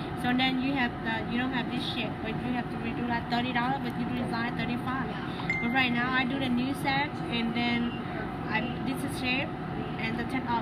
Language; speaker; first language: English; non-native, learner; Vietnamese